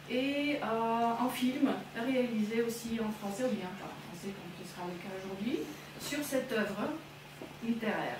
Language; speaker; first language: French; non-native, fluent; Bulgarian